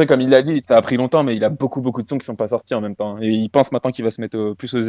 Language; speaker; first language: French; native; French